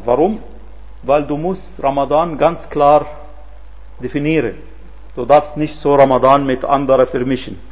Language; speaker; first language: German; non-native, fluent; Arabic